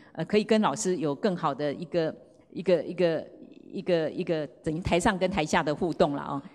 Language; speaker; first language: Chinese; native; Chinese